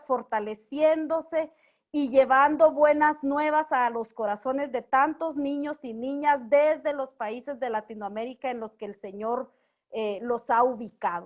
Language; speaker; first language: Spanish; native; Spanish